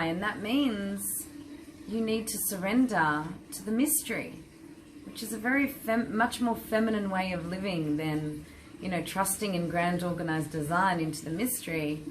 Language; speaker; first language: English; native; English